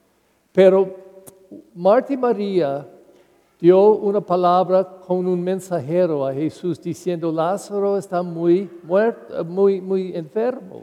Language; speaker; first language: Spanish; non-native, learner; English